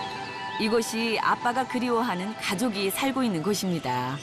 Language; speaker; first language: Korean; native; Korean